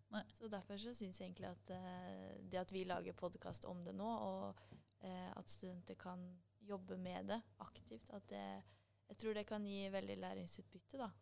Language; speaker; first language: Norwegian; native; Norwegian